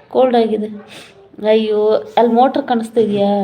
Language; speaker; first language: Kannada; non-native, local second language; Malayalam